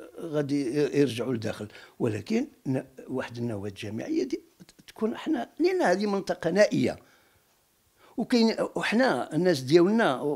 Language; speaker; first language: Arabic; non-native, local second language; Riffian